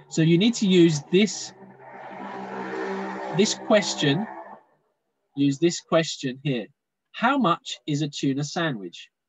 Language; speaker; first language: English; native; English